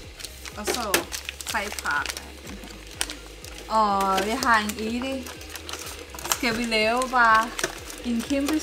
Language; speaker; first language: Danish; non-native, learner; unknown